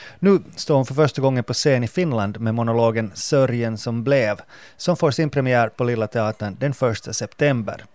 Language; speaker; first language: Swedish; native; Swedish